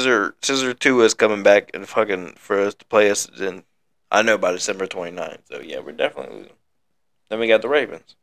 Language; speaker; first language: English; native; English